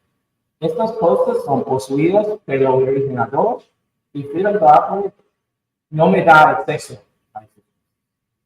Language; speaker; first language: Spanish; non-native, fluent; English